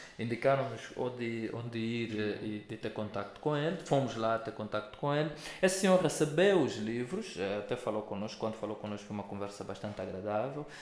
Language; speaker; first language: Portuguese; native; Portuguese